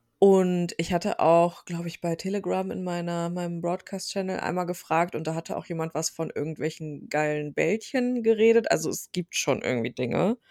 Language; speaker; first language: German; early bilingual, other home language; Turkish